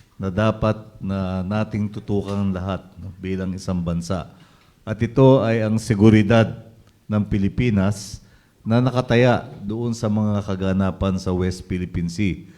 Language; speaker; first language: Filipino; native; Filipino